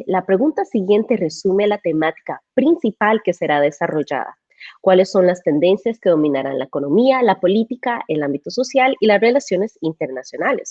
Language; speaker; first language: Spanish; native; Spanish